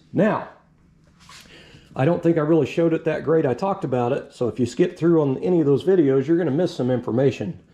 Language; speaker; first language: English; native; English